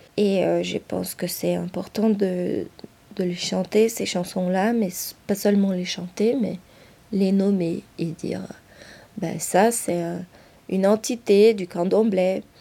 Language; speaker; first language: French; non-native, fluent; Portuguese